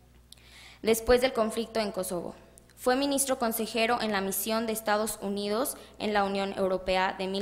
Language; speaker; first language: Spanish; native; Spanish